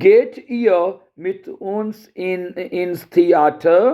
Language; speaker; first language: German; non-native, fluent; Urdu